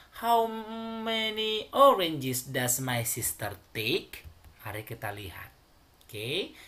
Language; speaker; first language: English; non-native, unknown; Indonesian